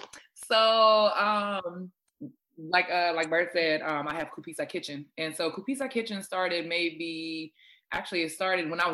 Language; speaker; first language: English; non-native, local second language; Shona